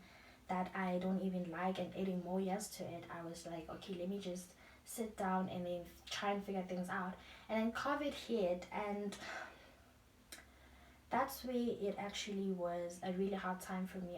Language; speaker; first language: English; non-native, local second language; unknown